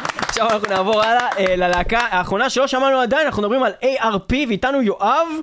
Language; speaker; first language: Hebrew; native; Hebrew